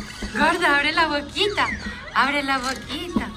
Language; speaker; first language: Spanish; native; Spanish